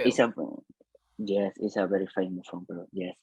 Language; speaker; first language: English; non-native, learner; Spanish